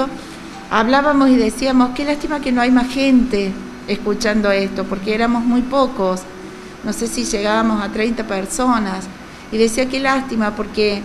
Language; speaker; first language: Spanish; native; Spanish